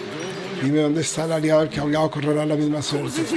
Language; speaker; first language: Spanish; native; Spanish